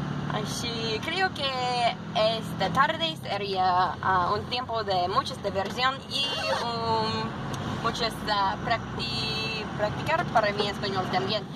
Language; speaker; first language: Spanish; non-native, learner; English